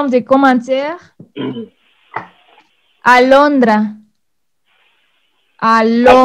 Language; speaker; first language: French; non-native, fluent; Spanish